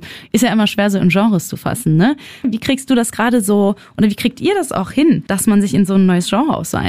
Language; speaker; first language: German; native; German